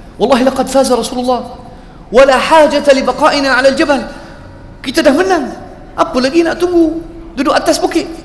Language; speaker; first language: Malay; non-native, fluent; Arabic